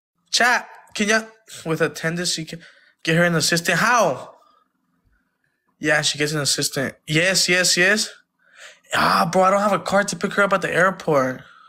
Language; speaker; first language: English; early bilingual, other home language; Spanish